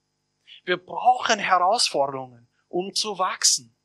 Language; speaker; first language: German; non-native, fluent; English